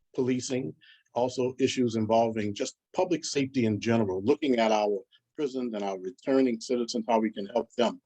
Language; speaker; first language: English; native; English